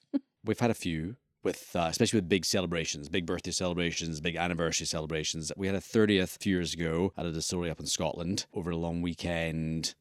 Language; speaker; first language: English; native; English